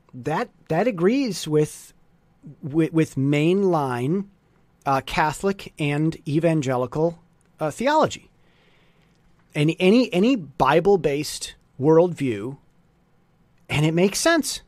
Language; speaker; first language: English; native; English